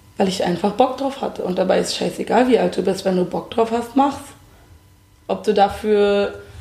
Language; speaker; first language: German; native; German